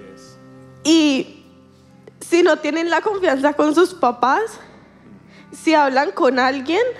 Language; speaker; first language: Spanish; native; Spanish